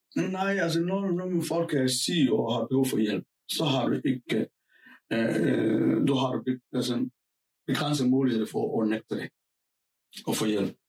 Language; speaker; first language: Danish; non-native, fluent; Somali